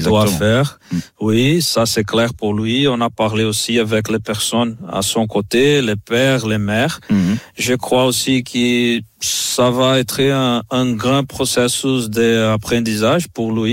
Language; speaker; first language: French; non-native, fluent; Portuguese